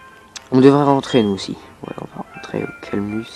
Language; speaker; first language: French; native; French